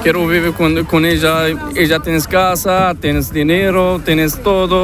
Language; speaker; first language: Spanish; non-native, learner; Arabic